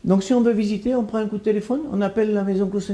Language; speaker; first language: French; native; French